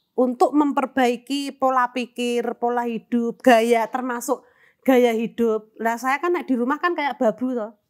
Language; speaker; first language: Indonesian; non-native, local second language; Javanese